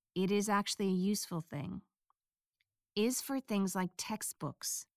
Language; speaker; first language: English; native; English